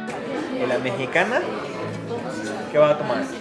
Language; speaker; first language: Spanish; non-native, fluent; Arabic